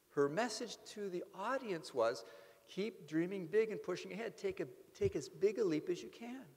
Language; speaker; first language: English; native; English